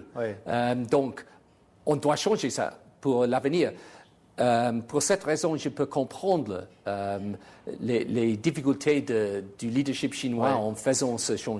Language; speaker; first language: French; non-native, fluent; English